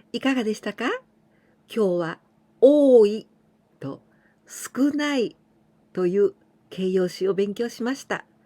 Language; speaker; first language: Japanese; non-native, fluent; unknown